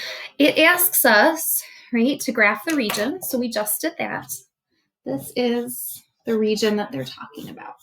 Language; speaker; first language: English; native; English